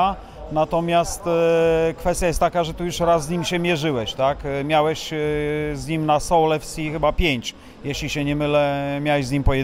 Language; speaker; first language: Polish; native; Polish